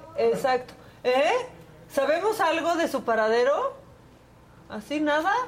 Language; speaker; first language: Spanish; native; Spanish